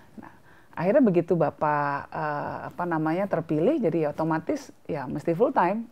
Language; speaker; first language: Indonesian; native; Indonesian